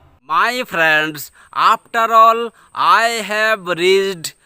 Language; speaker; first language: English; non-native, local second language; Bangla